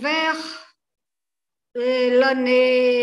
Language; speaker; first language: French; non-native, learner; Portuguese